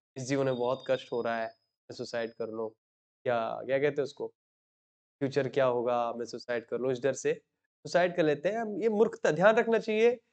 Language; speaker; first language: Hindi; native; Hindi